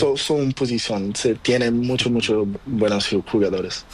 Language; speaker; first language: Spanish; non-native, learner; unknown